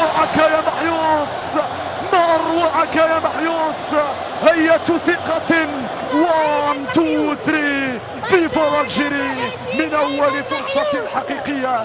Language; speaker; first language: Arabic; native; Arabic